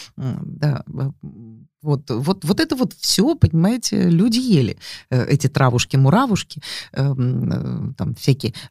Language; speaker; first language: Russian; native; Russian